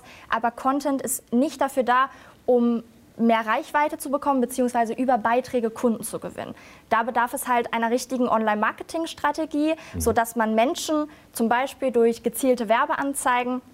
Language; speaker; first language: German; native; German